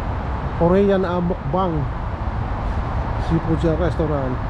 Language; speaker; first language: English; non-native, local second language; Filipino